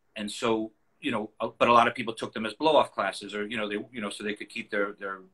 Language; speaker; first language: English; native; English